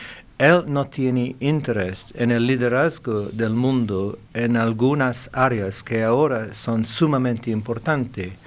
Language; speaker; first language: Spanish; non-native, fluent; English